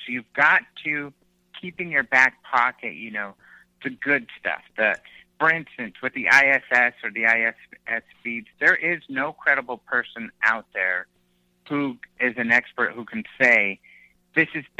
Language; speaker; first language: English; native; English